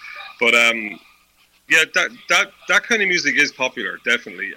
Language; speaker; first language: English; native; English